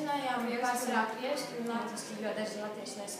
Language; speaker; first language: Latvian; non-native, local second language; Russian